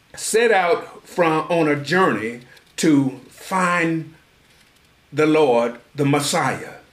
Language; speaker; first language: English; native; English